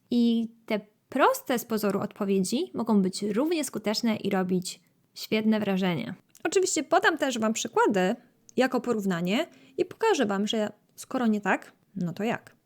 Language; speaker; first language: Polish; native; Polish